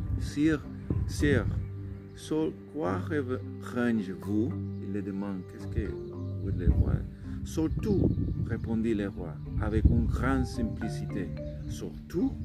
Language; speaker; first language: French; non-native, learner; Spanish